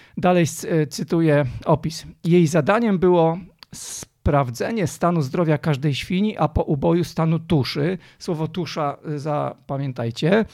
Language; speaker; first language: Polish; native; Polish